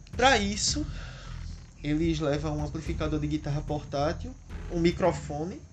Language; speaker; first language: Portuguese; native; Portuguese